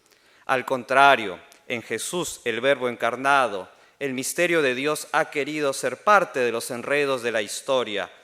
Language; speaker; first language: Spanish; native; Spanish